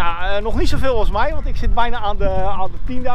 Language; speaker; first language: Dutch; native; Dutch